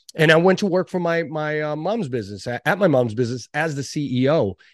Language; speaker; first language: English; early bilingual, other home language; Portuguese